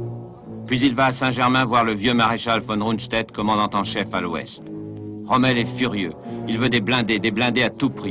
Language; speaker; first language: French; native; French